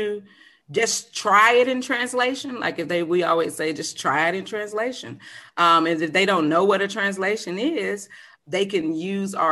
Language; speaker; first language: English; native; English